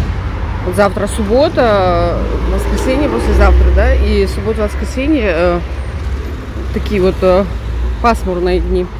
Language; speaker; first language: Russian; native; Russian